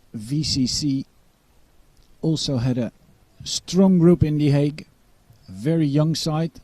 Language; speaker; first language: English; non-native, fluent; Dutch